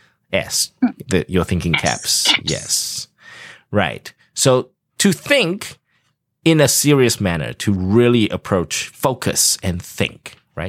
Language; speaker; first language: English; non-native, fluent; Chinese